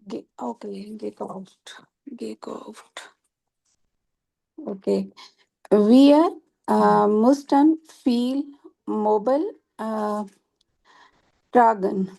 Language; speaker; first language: German; non-native, learner; Urdu